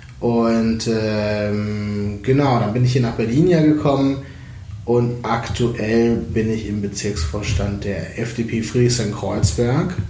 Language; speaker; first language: German; native; German